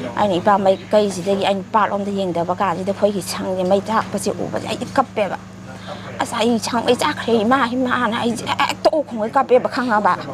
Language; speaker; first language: Manipuri; native; Manipuri